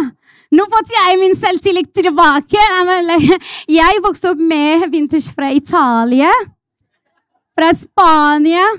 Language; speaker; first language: Norwegian; non-native, fluent; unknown